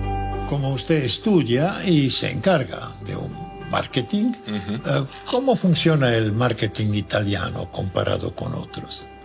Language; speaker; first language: Spanish; non-native, fluent; Croatian